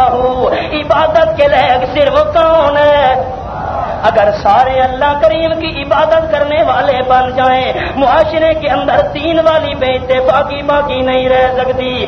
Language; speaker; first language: Urdu; non-native, local second language; Punjabi